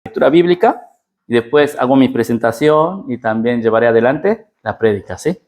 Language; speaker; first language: Spanish; early bilingual, other home language; Korean